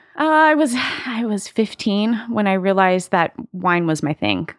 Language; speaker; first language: English; native; English